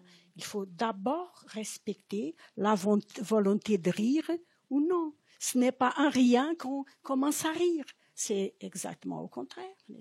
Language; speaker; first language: French; non-native, fluent; Portuguese